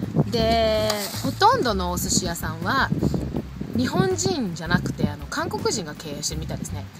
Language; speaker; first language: Japanese; native; Japanese